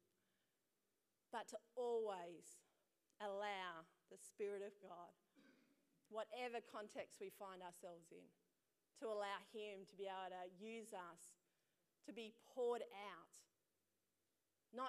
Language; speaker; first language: English; native; English